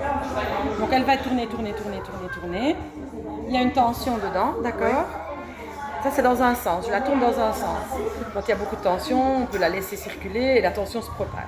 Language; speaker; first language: French; native; French